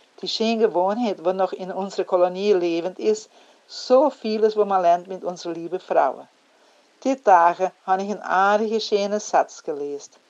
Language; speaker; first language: German; early bilingual, heritage; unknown